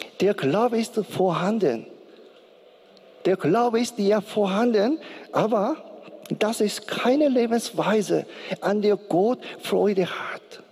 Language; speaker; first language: German; non-native, learner; Korean